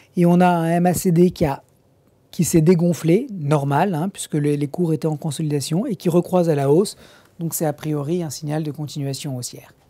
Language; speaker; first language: French; native; French